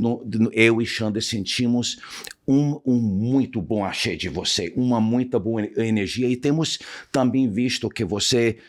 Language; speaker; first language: Portuguese; non-native, fluent; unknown